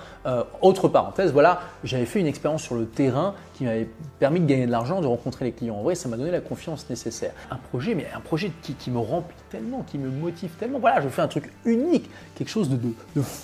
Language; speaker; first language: French; native; French